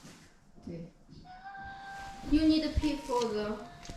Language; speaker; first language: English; non-native, learner; Chinese